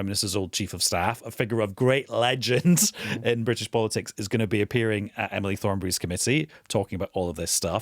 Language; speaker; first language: English; native; English